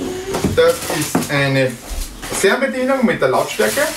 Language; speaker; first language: German; native; German